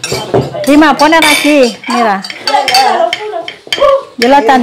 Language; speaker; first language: Spanish; non-native, learner; Indonesian